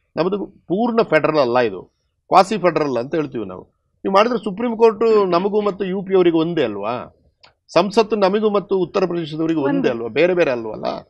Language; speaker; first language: Kannada; non-native, local second language; Tulu